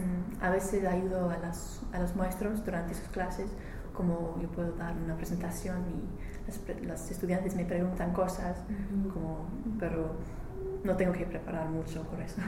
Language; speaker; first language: Spanish; non-native, learner; English